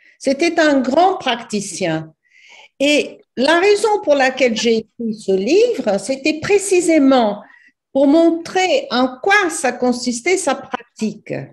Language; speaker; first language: French; non-native, fluent; Portuguese